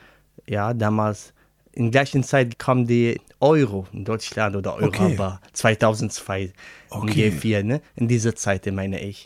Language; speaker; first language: German; non-native, learner; Arabic